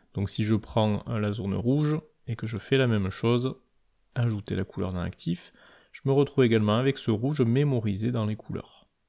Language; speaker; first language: French; native; French